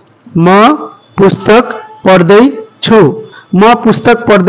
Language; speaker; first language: Nepali; non-native, fluent; Bangla